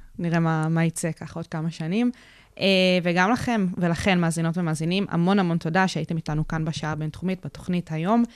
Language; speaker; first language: Hebrew; native; Hebrew